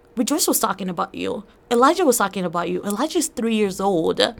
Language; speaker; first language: English; early bilingual, other home language; Portuguese